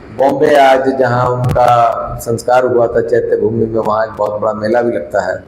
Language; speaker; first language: Hindi; non-native, local second language; Punjabi